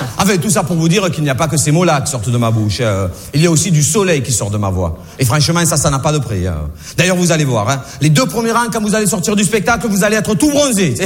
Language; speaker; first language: French; native; French